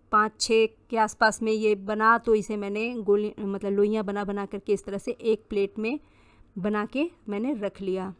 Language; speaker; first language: Hindi; native; Hindi